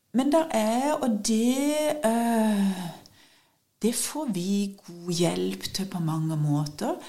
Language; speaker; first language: Norwegian; native; Norwegian